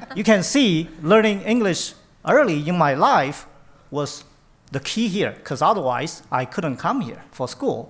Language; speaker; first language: English; non-native, fluent; Chinese